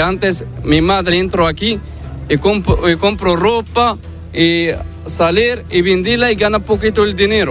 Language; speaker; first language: Spanish; non-native, learner; Arabic